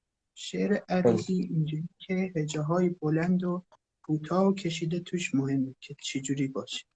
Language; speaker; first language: Persian; native; Persian